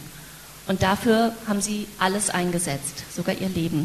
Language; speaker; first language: German; native; German